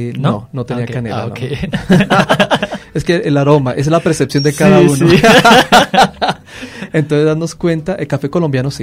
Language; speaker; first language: Spanish; native; Spanish